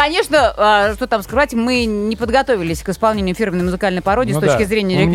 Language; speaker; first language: Russian; native; Russian